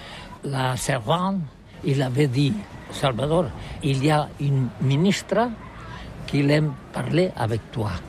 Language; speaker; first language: French; non-native, learner; Catalan